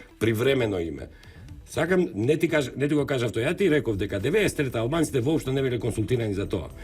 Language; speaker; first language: Macedonian; non-native, local second language; Albanian